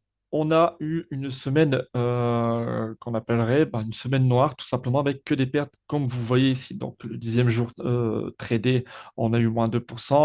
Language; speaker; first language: French; native; French